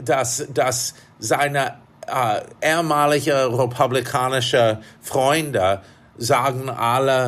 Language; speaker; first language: German; non-native, fluent; English